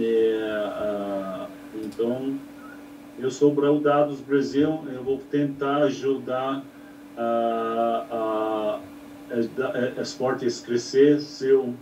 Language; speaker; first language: Portuguese; non-native, learner; English